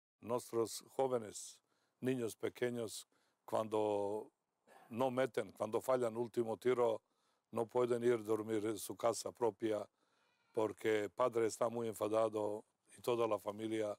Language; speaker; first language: Spanish; non-native, fluent; Serbian